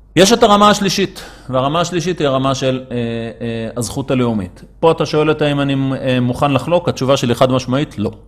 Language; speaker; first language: Hebrew; native; Hebrew